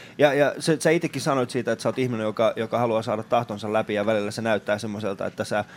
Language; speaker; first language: Finnish; native; Finnish